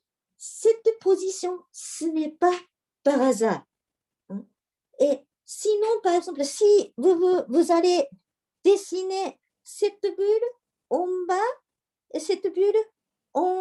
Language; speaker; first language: French; non-native, learner; Japanese